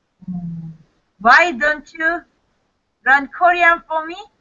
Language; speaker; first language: English; non-native, learner; Korean